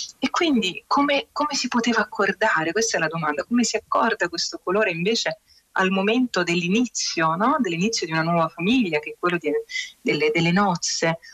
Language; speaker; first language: Italian; native; Italian